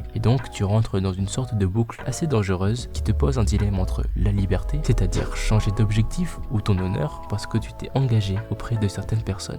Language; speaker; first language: French; native; French